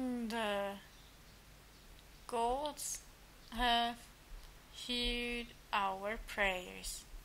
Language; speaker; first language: English; non-native, fluent; German